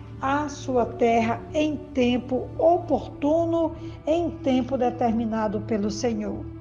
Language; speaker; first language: Portuguese; native; Portuguese